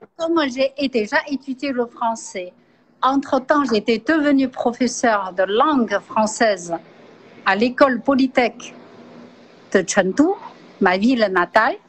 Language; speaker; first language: French; non-native, fluent; Chinese